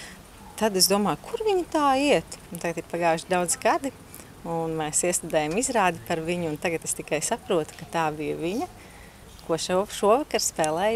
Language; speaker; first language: Latvian; native; Latvian